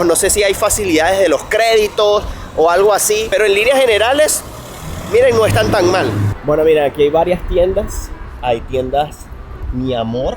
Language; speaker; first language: Spanish; native; Spanish